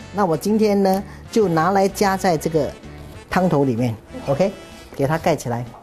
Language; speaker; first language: Chinese; native; Chinese